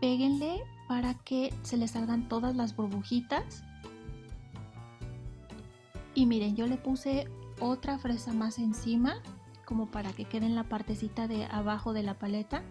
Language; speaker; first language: Spanish; native; Spanish